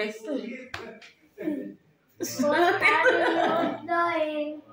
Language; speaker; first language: English; non-native, learner; Indonesian